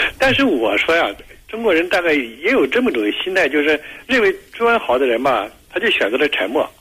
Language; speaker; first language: Chinese; native; Chinese